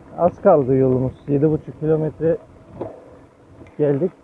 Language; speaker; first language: Turkish; early bilingual, heritage; Turkish